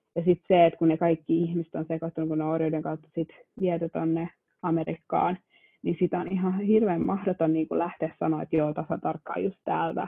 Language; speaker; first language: Finnish; early bilingual, other home language; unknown